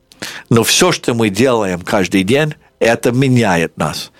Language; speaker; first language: Russian; non-native, fluent; English